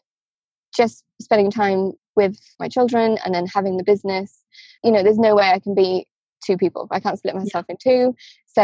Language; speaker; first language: English; native; English